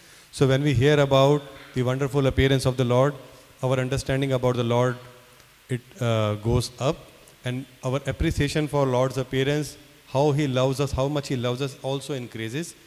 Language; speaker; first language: English; non-native, local second language; Hindi